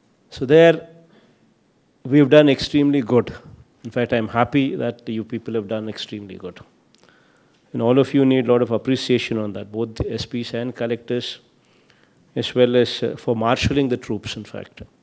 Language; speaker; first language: English; non-native, local second language; Telugu